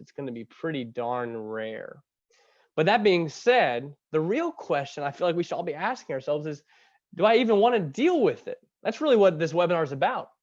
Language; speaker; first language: English; native; English